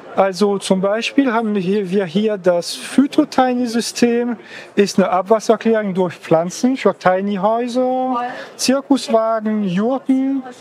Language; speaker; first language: German; non-native, fluent; French